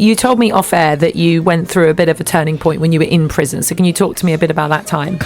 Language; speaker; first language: English; native; English